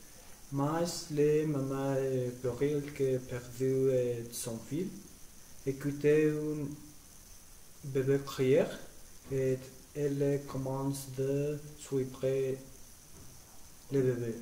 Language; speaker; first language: French; non-native, learner; Spanish